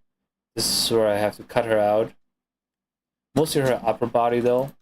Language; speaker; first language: English; non-native, fluent; German